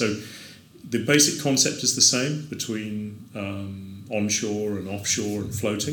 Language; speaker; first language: English; native; English